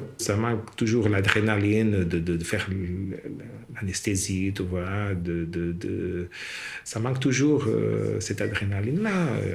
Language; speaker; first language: French; non-native, fluent; Portuguese